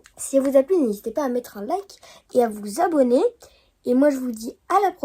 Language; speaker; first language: French; native; French